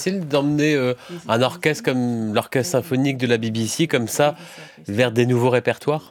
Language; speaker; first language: French; native; French